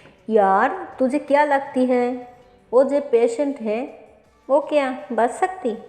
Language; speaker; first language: Hindi; non-native, local second language; Bangla